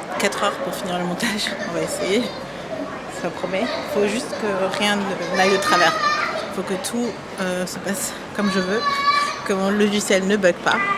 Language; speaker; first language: French; early bilingual, other home language; German